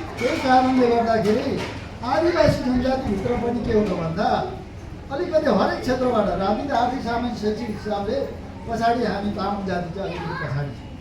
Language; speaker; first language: Nepali; non-native, local second language; Eastern Tamang